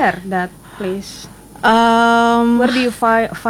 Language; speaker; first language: English; non-native, fluent; Indonesian